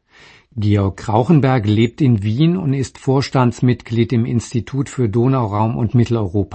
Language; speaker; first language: German; native; German